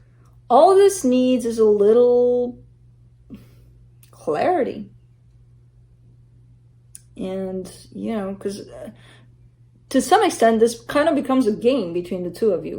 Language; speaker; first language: English; native; English